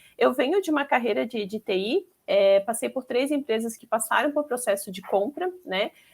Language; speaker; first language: Portuguese; native; Portuguese